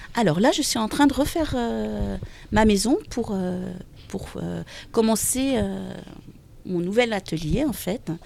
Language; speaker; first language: French; native; French